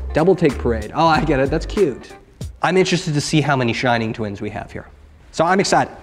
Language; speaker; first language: English; native; English